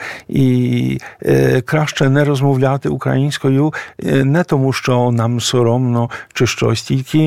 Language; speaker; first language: Ukrainian; non-native, fluent; Polish